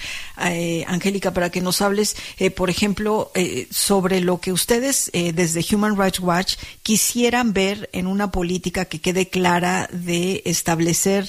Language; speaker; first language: Spanish; native; Spanish